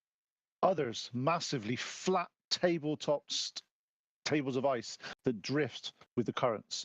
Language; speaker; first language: English; native; English